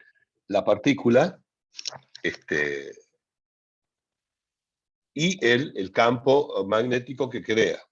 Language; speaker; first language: Spanish; native; Spanish